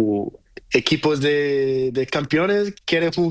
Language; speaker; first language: Spanish; non-native, learner; Portuguese